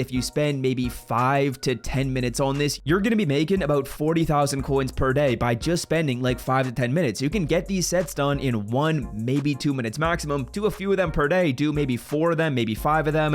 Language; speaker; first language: English; native; English